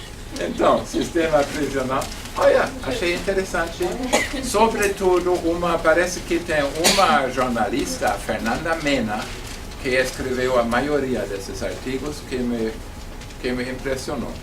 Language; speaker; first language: Portuguese; non-native, fluent; German